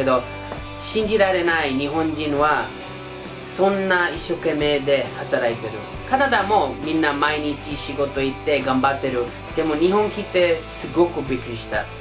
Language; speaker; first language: Japanese; non-native, fluent; English